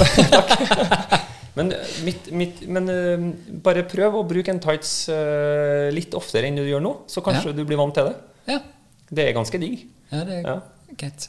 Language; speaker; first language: Norwegian; native; Norwegian